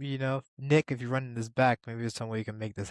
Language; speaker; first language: English; native; English